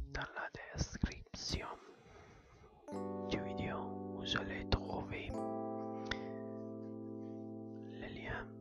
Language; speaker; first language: French; non-native, learner; Italian